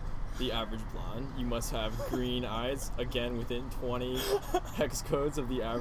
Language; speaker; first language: English; native; English